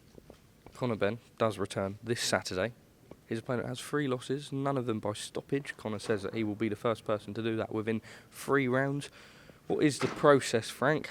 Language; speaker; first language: English; native; English